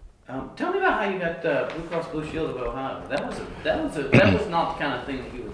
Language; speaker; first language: English; native; English